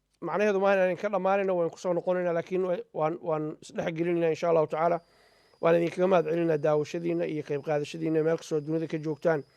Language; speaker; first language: Somali; native; Somali